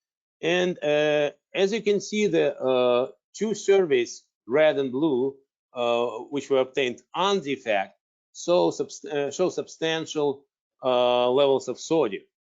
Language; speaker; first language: English; non-native, fluent; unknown